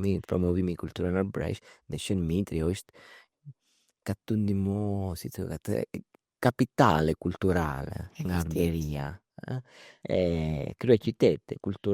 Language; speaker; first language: Albanian; early bilingual, heritage; Albanian